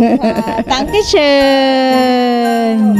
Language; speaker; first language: German; non-native, learner; Thai